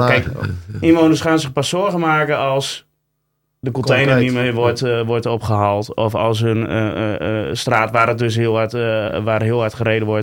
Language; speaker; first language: Dutch; native; Dutch